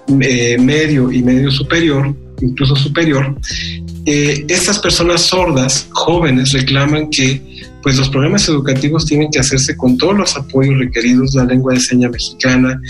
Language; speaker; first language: Spanish; native; Spanish